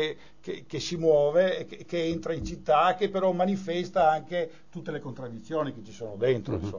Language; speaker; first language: Italian; native; Italian